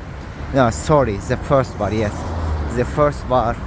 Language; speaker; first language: English; non-native, learner; Azerbaijani